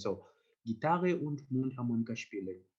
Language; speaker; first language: German; non-native, learner; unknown